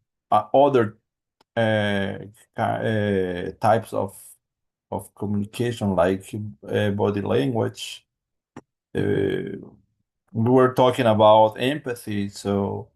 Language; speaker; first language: English; non-native, learner; Spanish